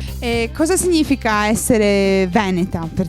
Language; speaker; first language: Italian; native; Italian